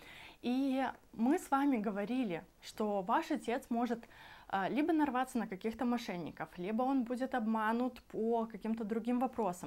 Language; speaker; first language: Russian; native; Russian